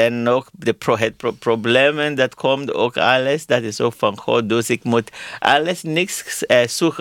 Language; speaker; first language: Dutch; non-native, learner; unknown